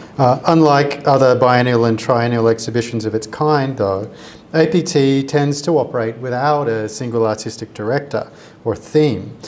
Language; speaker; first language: English; native; English